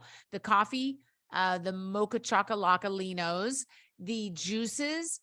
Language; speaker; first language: English; native; English